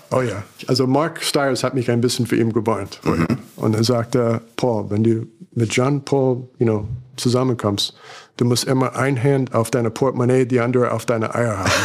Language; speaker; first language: German; non-native, fluent; English